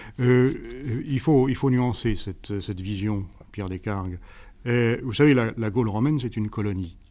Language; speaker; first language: French; native; French